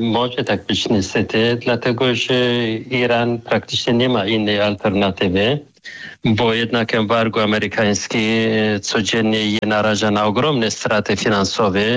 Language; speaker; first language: Polish; non-native, fluent; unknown